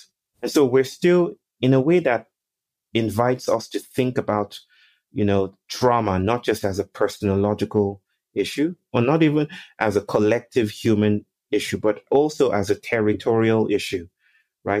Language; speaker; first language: English; non-native, local second language; Yoruba